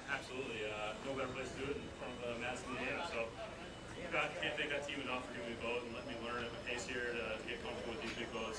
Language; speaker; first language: English; native; English